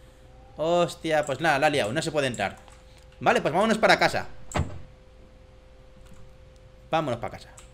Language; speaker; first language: Spanish; native; Spanish